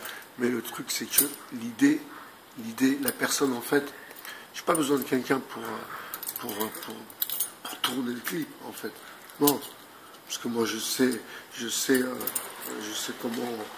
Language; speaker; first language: French; native; French